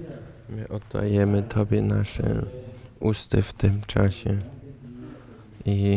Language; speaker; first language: Polish; non-native, learner; German